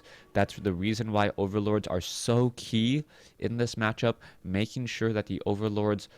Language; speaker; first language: English; native; English